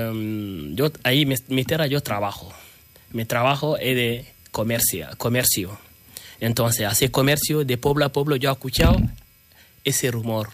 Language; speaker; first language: Spanish; non-native, learner; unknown